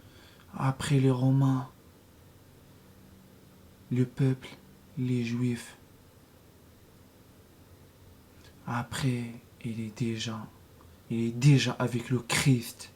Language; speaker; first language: French; non-native, learner; Arabic